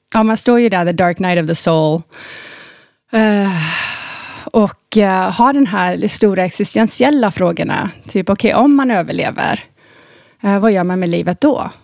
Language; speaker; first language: Swedish; early bilingual, heritage; Swedish